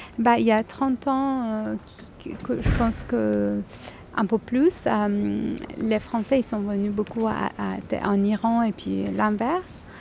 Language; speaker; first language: French; non-native, fluent; Persian